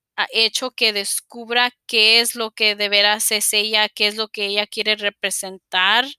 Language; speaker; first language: Spanish; early bilingual, heritage; Spanish